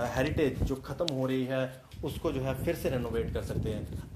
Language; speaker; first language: Hindi; native; Hindi